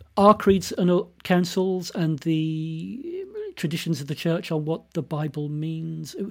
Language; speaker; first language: English; native; English